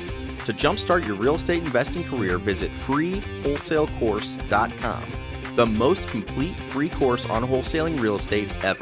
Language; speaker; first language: English; native; English